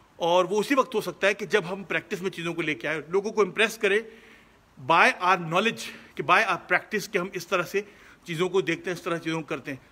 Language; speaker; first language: Urdu; native; Urdu